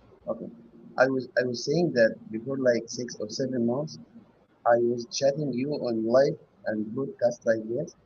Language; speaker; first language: English; non-native, learner; Arabic